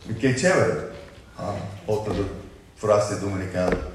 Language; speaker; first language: Spanish; non-native, fluent; English